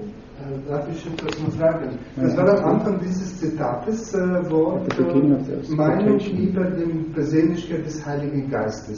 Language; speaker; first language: German; non-native, learner; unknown